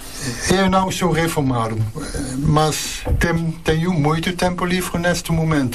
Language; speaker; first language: Portuguese; non-native, learner; Dutch